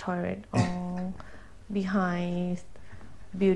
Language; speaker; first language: English; non-native, learner; Thai